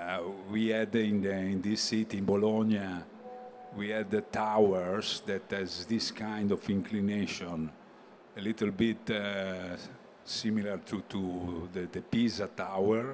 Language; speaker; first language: English; non-native, learner; Italian